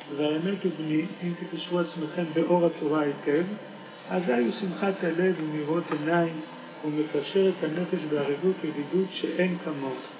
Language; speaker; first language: Hebrew; native; Hebrew